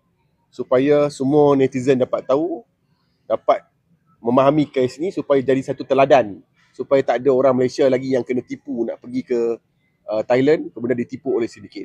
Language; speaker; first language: Malay; native; Malay